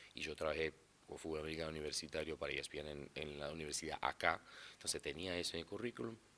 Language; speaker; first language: Spanish; non-native, fluent; Portuguese